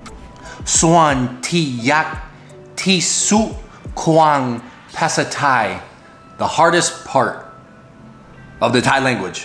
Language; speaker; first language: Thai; non-native, learner; English